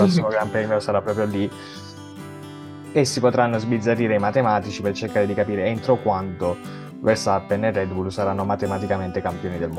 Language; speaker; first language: Italian; native; Italian